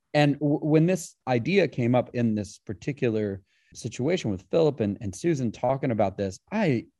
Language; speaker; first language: English; native; English